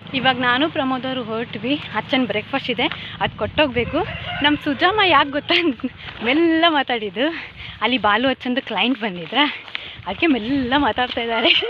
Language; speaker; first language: Kannada; non-native, local second language; Malayalam